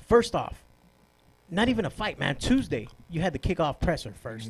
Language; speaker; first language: English; native; English